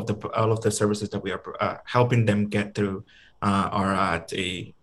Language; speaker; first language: English; non-native, fluent; Spanish